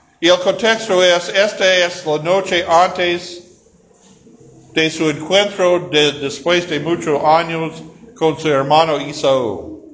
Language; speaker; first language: Spanish; non-native, learner; English